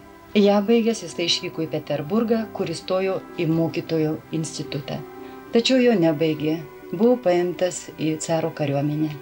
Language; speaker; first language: Lithuanian; native; Lithuanian